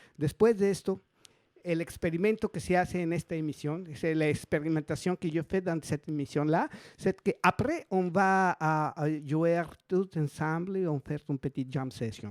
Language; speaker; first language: French; non-native, learner; Spanish